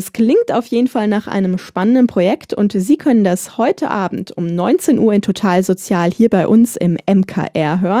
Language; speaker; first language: German; native; German